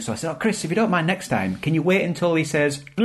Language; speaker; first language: English; native; English